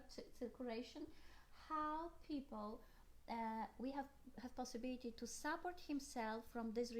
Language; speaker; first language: English; non-native, learner; Polish